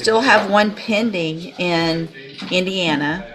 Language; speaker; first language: English; native; English